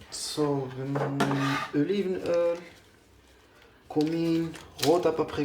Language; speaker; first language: German; non-native, fluent; Arabic